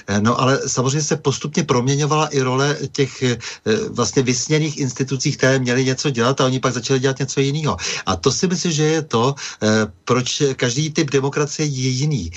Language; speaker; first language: Czech; native; Czech